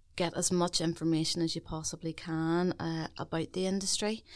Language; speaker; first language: English; native; English